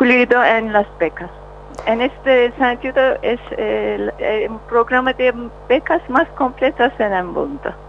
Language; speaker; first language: Spanish; non-native, fluent; Turkish